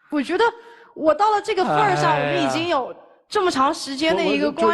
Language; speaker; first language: Chinese; native; Chinese